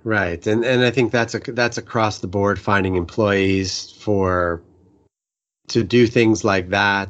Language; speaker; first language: English; native; English